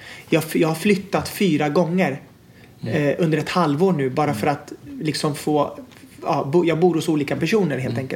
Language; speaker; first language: Swedish; native; Swedish